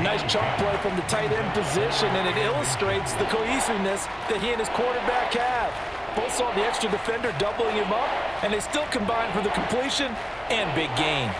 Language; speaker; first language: English; native; English